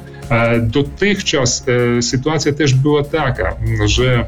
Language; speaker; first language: Polish; early bilingual, heritage; Polish